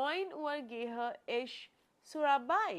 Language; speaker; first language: German; non-native, fluent; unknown